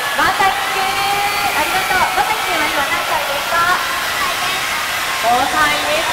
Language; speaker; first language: Japanese; native; Japanese